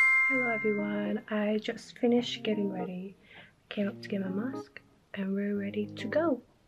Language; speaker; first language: English; early bilingual, other home language; Thai